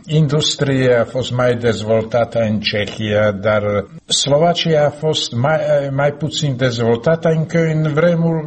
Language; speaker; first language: Romanian; non-native, fluent; Slovak